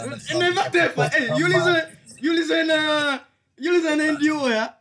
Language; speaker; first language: Dutch; non-native, learner; English